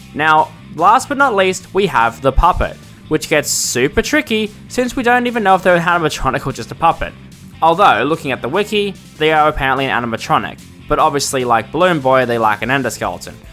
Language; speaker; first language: English; native; English